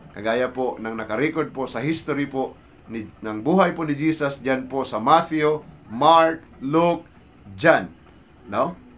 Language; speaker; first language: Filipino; non-native, local second language; Cebuano